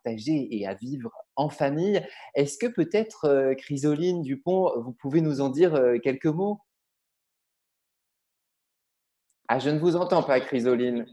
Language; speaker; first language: French; native; French